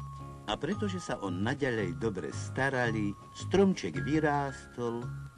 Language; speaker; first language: Slovak; native; Slovak